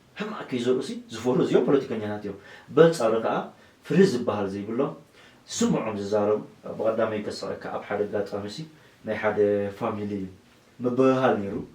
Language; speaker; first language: Tigrinya; non-native, local second language; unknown